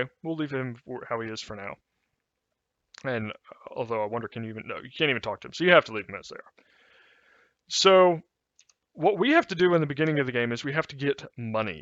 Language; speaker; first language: English; native; English